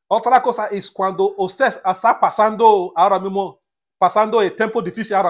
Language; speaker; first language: Spanish; non-native, learner; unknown